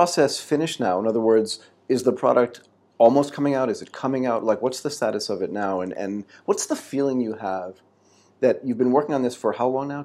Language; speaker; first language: English; native; English